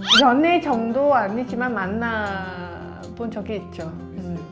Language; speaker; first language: Korean; non-native, learner; Vietnamese